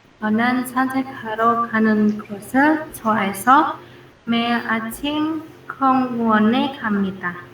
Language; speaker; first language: Korean; non-native, learner; Indonesian